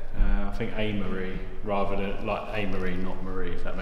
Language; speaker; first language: English; native; English